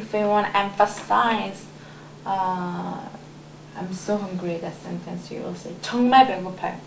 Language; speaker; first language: English; non-native, learner; Korean